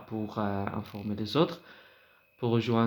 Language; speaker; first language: French; non-native, fluent; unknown